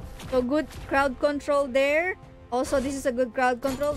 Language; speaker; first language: English; non-native, local second language; Filipino